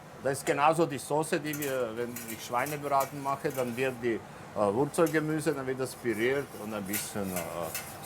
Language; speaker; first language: German; non-native, fluent; Slovak